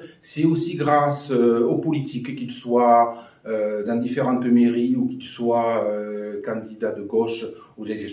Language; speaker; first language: French; native; French